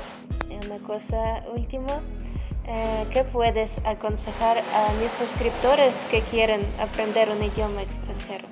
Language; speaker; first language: Spanish; non-native, learner; Ukrainian